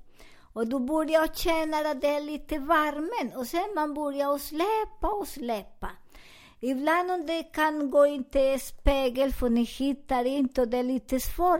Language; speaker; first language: Swedish; non-native, learner; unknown